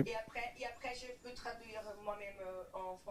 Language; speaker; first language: French; non-native, fluent; Portuguese